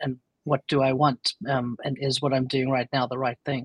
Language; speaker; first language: English; native; English